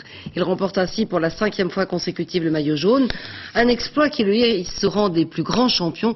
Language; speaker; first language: French; native; French